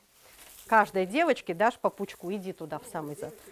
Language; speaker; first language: Russian; native; Russian